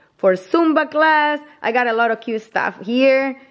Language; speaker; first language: English; non-native, learner; Spanish